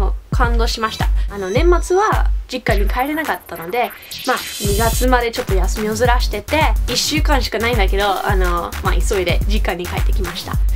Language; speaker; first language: Japanese; non-native, fluent; English